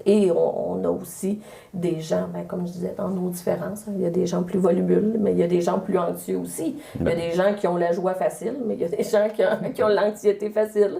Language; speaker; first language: French; native; French